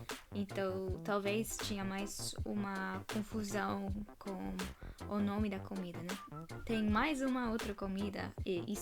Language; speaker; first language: Portuguese; non-native, fluent; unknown